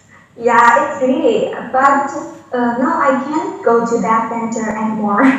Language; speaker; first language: English; non-native, learner; Chinese